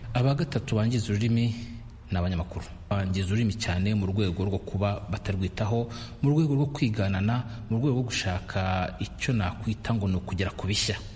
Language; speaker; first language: Kinyarwanda; native; Kinyarwanda